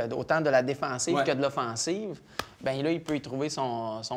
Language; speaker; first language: French; native; French